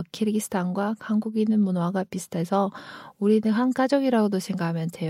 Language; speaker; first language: Korean; non-native, fluent; Kyrgyz